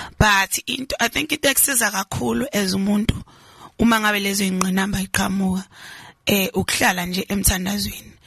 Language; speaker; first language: Zulu; native; Zulu